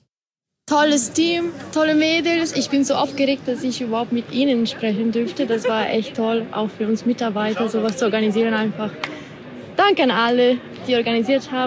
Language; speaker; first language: German; native; German